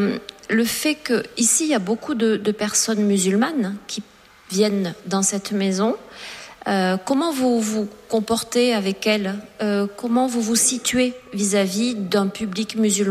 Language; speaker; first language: French; native; French